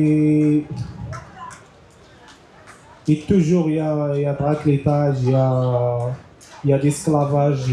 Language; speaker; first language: French; non-native, learner; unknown